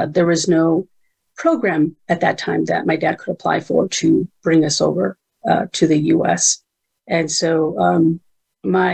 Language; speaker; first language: English; early bilingual, other home language; Spanish